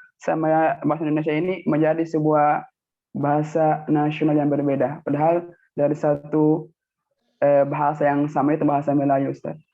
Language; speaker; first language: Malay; non-native, local second language; Javanese